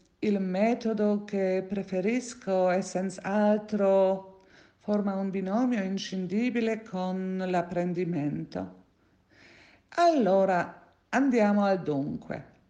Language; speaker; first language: Italian; non-native, fluent; Polish